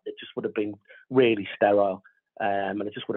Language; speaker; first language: English; native; English